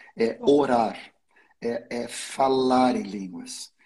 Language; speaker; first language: Portuguese; non-native, fluent; Swedish